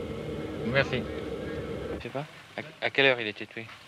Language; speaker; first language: French; native; French